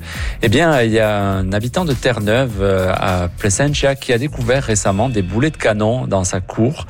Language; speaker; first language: French; native; French